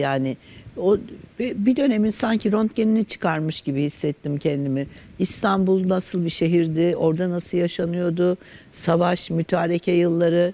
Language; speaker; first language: Turkish; native; Turkish